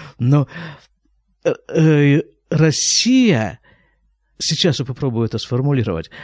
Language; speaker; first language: Russian; native; Russian